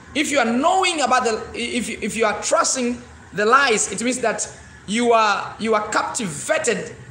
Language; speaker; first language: English; non-native, local second language; Swahili